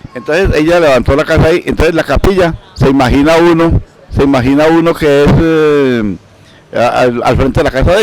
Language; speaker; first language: Spanish; native; Spanish